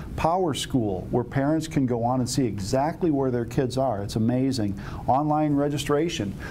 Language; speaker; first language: English; native; English